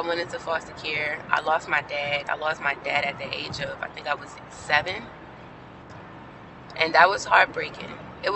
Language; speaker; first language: English; native; English